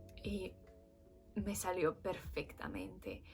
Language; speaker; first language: Spanish; non-native, fluent; Russian